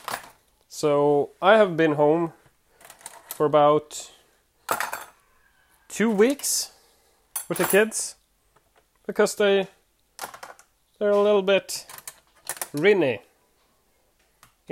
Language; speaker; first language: English; non-native, fluent; Swedish